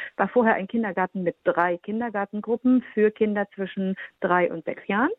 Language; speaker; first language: German; early bilingual, heritage; German